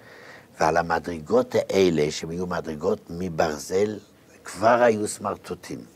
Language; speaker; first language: Hebrew; non-native, fluent; Yiddish